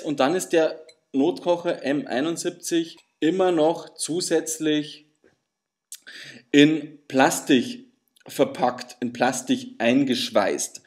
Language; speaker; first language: German; native; German